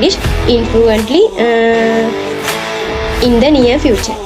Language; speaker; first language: English; non-native, learner; Sinhala